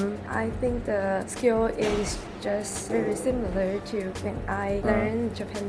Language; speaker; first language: English; non-native, fluent; Chinese